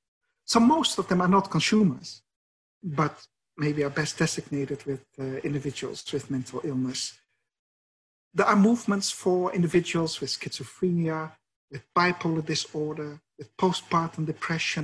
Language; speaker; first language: English; non-native, fluent; Dutch